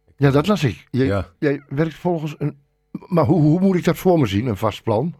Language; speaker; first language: Dutch; native; Dutch